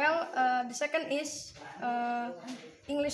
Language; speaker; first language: English; non-native, learner; Indonesian